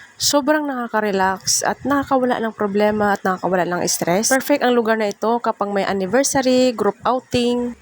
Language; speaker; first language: Filipino; non-native, local second language; Cebuano